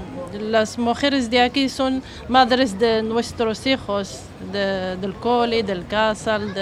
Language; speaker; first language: Spanish; non-native, learner; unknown